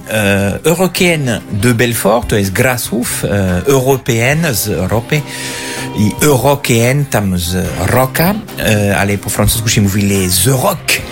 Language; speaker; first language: Polish; non-native, fluent; French